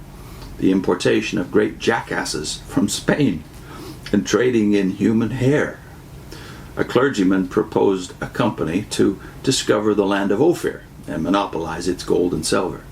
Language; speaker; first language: English; native; English